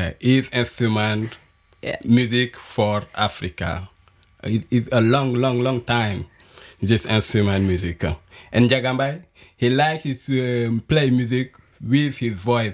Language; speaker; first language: English; non-native, learner; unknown